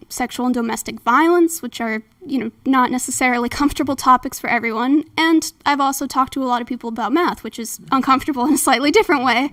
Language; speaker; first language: English; native; English